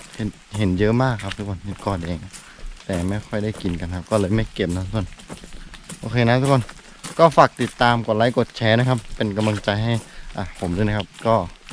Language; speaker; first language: Thai; non-native, local second language; Karen languages